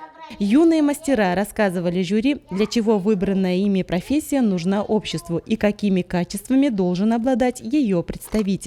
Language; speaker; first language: Russian; native; Russian